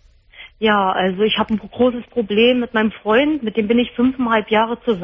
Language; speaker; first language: German; native; German